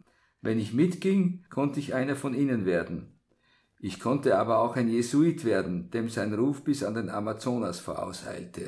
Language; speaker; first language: German; native; German